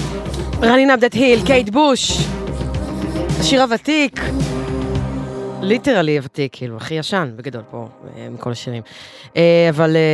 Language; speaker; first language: Hebrew; native; Hebrew